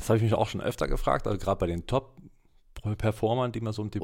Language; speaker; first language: German; native; German